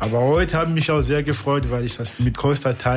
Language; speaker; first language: German; non-native, fluent; Portuguese